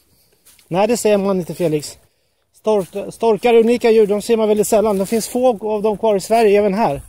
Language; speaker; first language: Swedish; native; Swedish